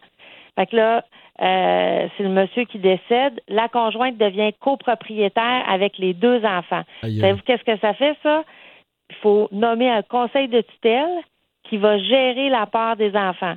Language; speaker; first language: French; native; French